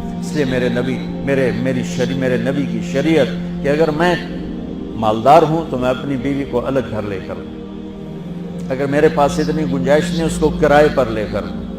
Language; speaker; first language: Urdu; non-native, local second language; Punjabi